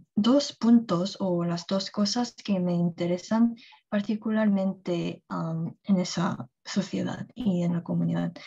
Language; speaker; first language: Spanish; non-native, fluent; Korean